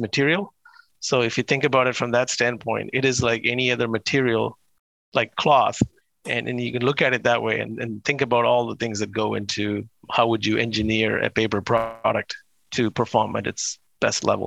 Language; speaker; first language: English; non-native, local second language; Tamil